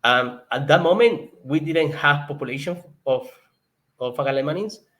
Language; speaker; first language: English; non-native, learner; Spanish